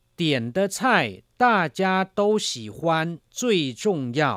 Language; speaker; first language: Chinese; non-native, fluent; Thai